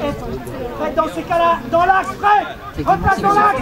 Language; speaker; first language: French; native; French